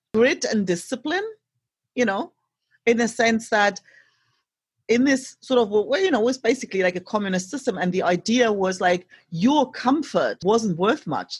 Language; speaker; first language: English; non-native, fluent; German